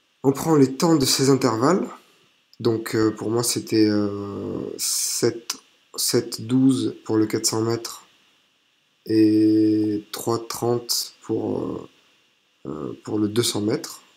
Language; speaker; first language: French; native; French